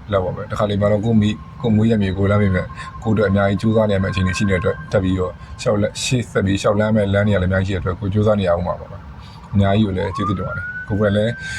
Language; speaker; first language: Burmese; native; Burmese